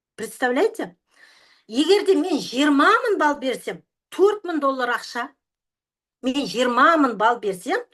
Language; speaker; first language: Russian; non-native, local second language; Kazakh